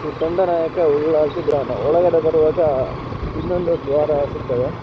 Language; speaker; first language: Kannada; native; Kannada